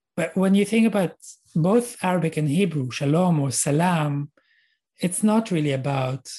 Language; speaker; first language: English; non-native, fluent; Hebrew